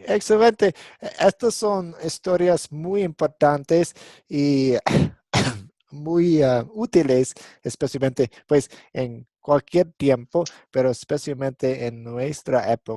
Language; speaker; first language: Spanish; non-native, fluent; English